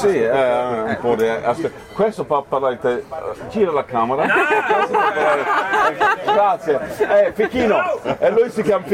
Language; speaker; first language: Italian; non-native, learner; German